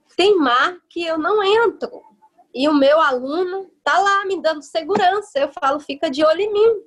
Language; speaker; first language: Portuguese; native; Portuguese